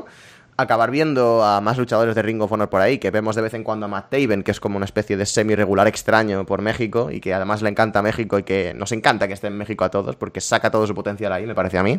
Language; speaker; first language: Spanish; native; Spanish